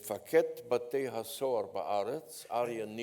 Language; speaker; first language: Hebrew; non-native, fluent; Polish